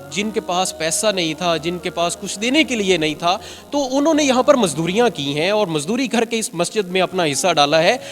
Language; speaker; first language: Urdu; non-native, local second language; Punjabi